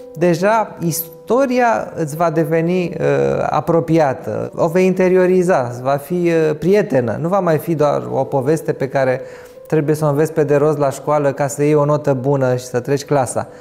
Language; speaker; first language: Romanian; native; Romanian